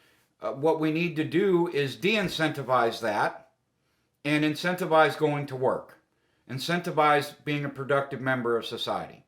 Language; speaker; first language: English; native; English